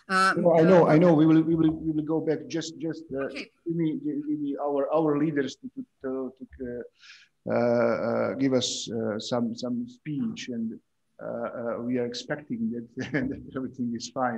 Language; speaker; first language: English; non-native, fluent; Croatian